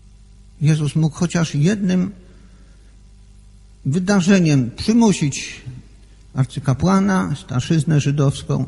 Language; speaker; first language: Polish; native; Polish